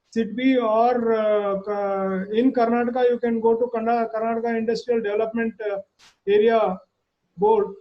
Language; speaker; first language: English; non-native, local second language; Kannada